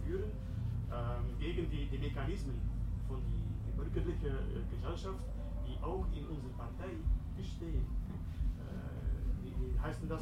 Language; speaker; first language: German; non-native, learner; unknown